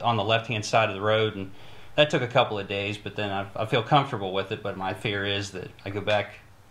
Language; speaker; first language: English; native; English